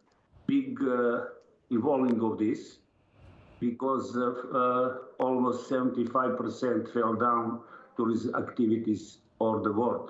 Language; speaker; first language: English; non-native, learner; Serbian